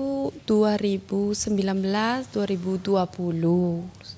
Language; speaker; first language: Indonesian; non-native, learner; Spanish